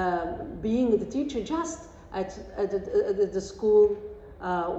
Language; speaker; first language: English; non-native, fluent; Serbian